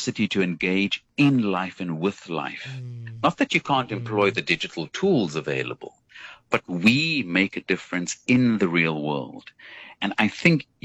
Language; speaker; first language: English; native; English